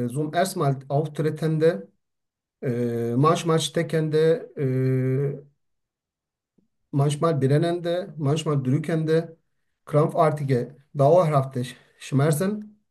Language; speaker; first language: German; non-native, learner; Turkish